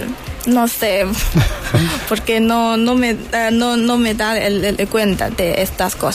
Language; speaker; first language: Spanish; non-native, learner; Chinese